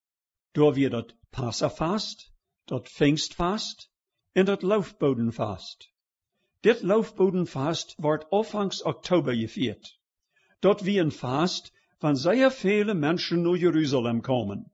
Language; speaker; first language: German; early bilingual, heritage; Plautdietsch